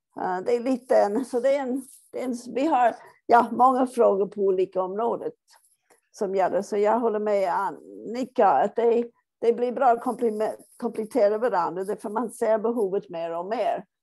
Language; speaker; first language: Swedish; non-native, fluent; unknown